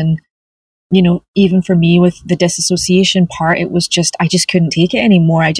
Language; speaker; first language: English; native; English